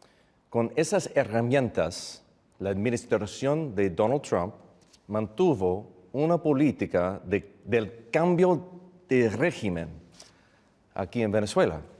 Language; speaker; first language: Spanish; non-native, fluent; English